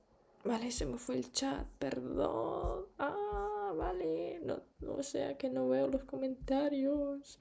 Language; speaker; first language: Spanish; non-native, fluent; Russian